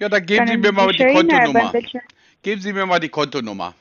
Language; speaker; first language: German; native; German